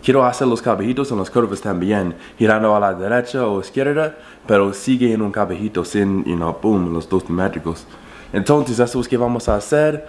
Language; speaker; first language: Spanish; non-native, learner; English